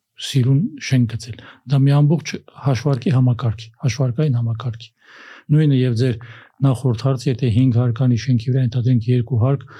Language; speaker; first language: Armenian; native; Armenian